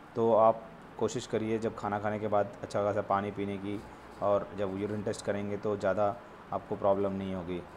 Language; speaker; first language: Hindi; non-native, local second language; Telugu